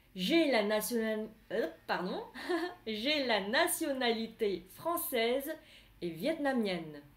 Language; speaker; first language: French; non-native, fluent; Vietnamese